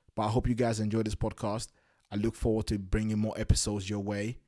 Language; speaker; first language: English; non-native, local second language; Yoruba